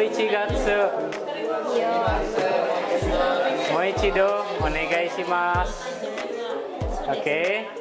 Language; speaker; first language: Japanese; non-native, fluent; Indonesian